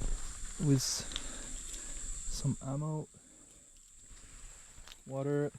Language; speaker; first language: English; non-native, fluent; French